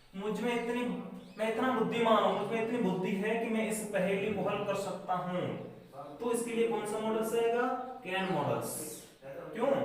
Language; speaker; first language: Hindi; native; Hindi